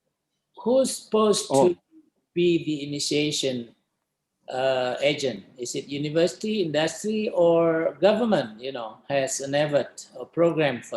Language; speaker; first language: English; non-native, fluent; Indonesian